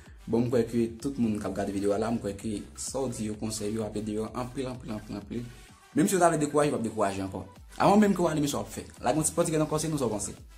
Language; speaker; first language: French; non-native, local second language; Haitian Creole